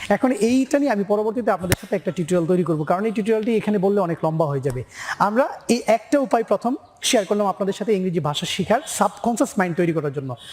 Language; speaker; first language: Bangla; native; Bangla